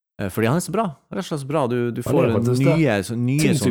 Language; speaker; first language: Norwegian; native; Norwegian